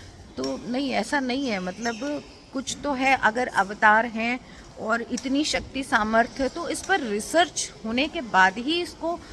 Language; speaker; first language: Hindi; native; Hindi